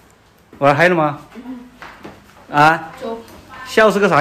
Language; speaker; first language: Chinese; native; Chinese